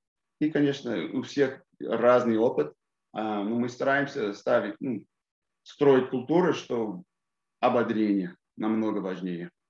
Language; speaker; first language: Russian; non-native, fluent; English